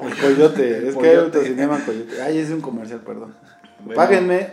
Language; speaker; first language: Spanish; native; Spanish